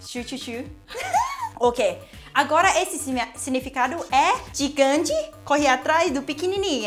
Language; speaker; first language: Portuguese; non-native, learner; Thai